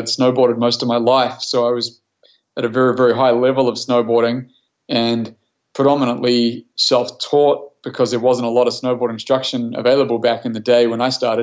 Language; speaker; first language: English; native; English